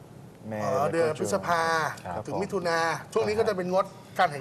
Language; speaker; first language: Thai; native; Thai